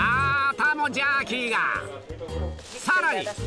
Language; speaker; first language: Japanese; native; Japanese